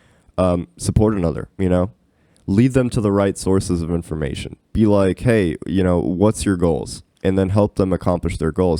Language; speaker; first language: English; native; English